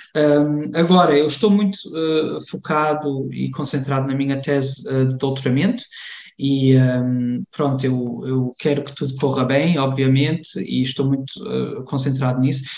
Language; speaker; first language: Portuguese; early bilingual, heritage; Portuguese